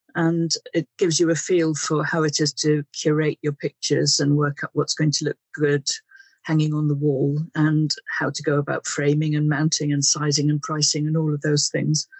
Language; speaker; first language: English; native; English